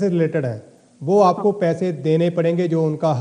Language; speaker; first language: Hindi; native; Hindi